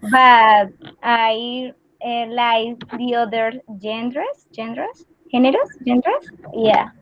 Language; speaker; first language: English; non-native, learner; Spanish